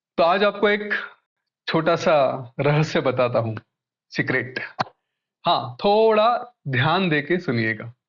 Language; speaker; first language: Hindi; non-native, local second language; Marathi